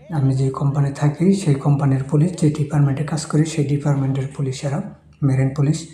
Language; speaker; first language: Bangla; native; Bangla